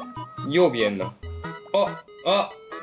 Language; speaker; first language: Chinese; non-native, learner; Japanese